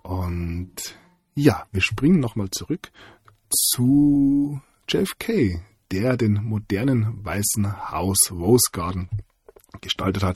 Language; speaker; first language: German; native; German